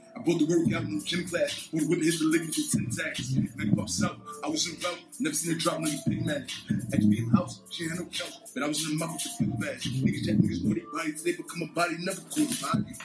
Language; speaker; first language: English; native; English